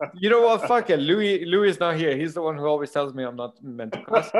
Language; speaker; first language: English; non-native, fluent; Persian